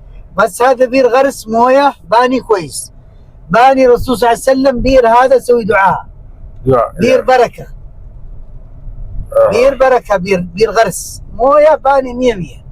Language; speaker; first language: Arabic; non-native, learner; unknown